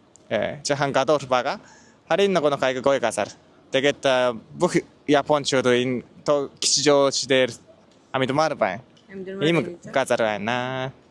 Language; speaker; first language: Mongolian; non-native, learner; Japanese